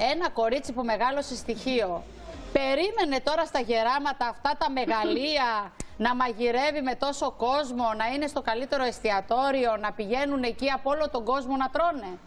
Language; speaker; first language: Greek; native; Greek